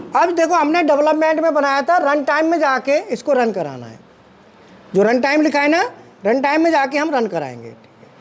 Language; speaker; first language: Hindi; native; Hindi